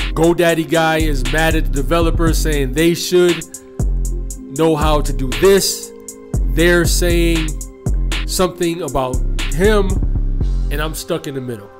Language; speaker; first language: English; native; English